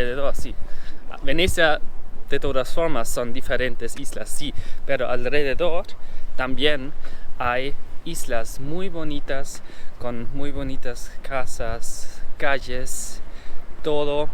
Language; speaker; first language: Spanish; non-native, learner; German